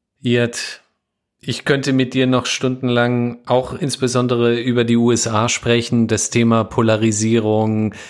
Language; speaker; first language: German; native; German